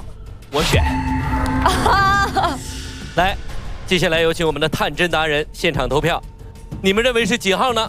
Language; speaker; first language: Chinese; native; Chinese